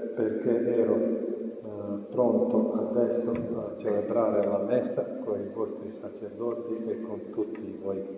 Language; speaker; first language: Italian; non-native, fluent; Croatian